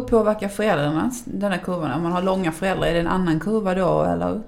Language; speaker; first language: Swedish; native; Swedish